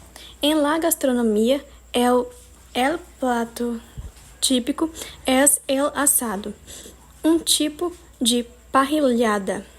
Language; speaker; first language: Spanish; non-native, learner; Portuguese